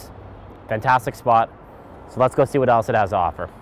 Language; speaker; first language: English; native; English